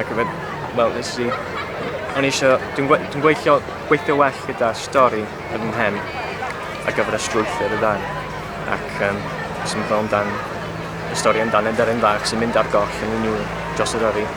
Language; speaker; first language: Welsh; non-native, local second language; English